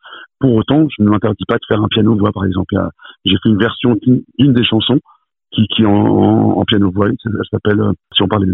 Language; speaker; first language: French; native; French